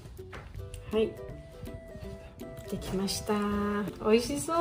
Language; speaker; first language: Japanese; non-native, learner; Georgian